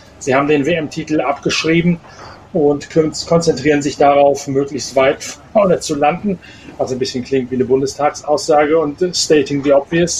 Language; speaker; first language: German; native; German